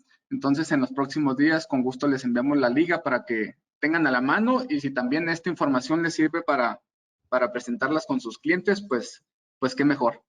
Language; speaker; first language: Spanish; native; Spanish